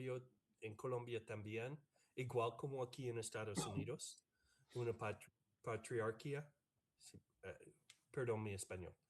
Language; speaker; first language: Spanish; non-native, fluent; English